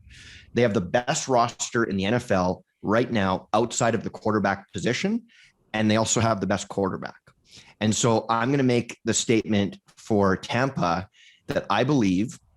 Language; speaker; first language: English; native; English